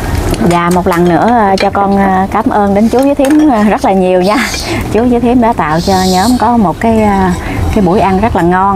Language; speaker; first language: Vietnamese; native; Vietnamese